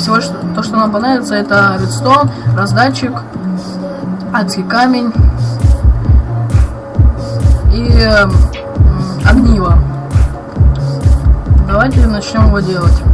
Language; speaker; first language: Russian; native; Russian